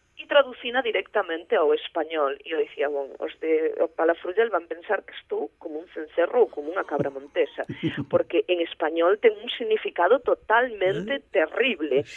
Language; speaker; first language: Galician; early bilingual, heritage; Galician